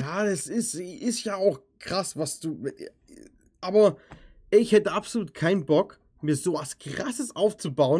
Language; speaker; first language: German; native; German